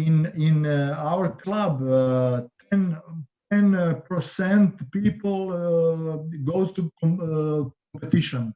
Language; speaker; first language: English; non-native, learner; Croatian